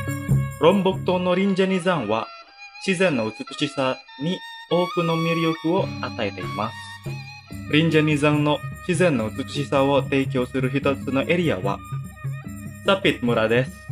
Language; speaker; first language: Japanese; non-native, fluent; Indonesian